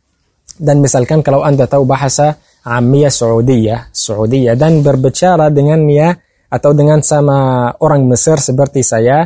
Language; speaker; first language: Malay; non-native, fluent; Arabic